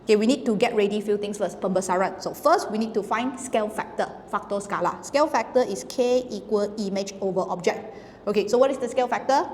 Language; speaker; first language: English; non-native, local second language; Chinese